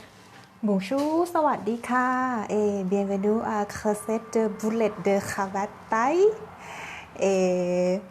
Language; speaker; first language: French; non-native, fluent; Thai